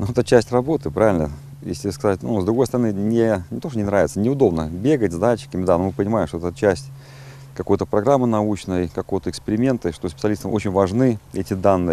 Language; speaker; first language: Russian; native; Russian